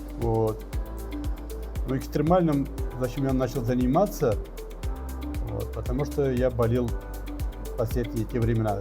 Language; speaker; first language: Russian; non-native, local second language; Tatar